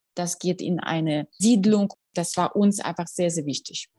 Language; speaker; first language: German; non-native, fluent; Russian